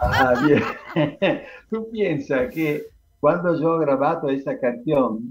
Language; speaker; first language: Spanish; non-native, fluent; Italian